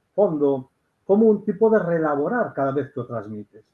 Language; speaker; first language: Spanish; non-native, local second language; Galician